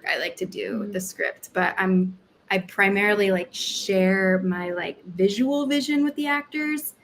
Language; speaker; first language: English; native; English